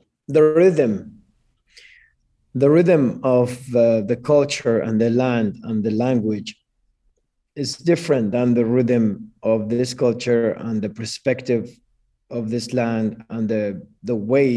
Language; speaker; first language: English; non-native, fluent; Arabic